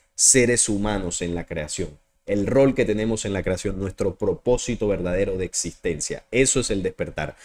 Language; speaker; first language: Spanish; native; Spanish